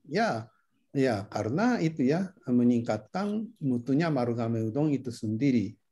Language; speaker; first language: Indonesian; non-native, fluent; Japanese